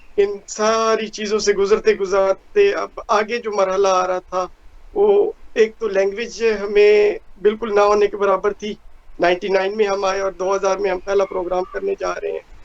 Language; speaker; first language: Hindi; non-native, local second language; Punjabi